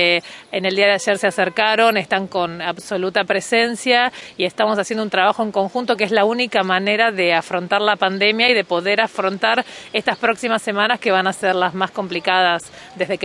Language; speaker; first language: Spanish; native; Spanish